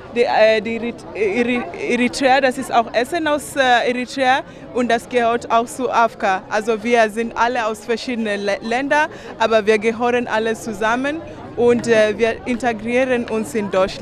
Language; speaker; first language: German; non-native, fluent; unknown